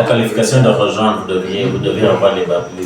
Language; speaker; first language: French; non-native, learner; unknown